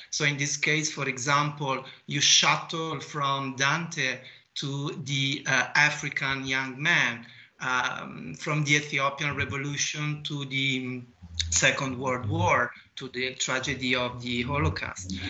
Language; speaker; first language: English; non-native, fluent; Italian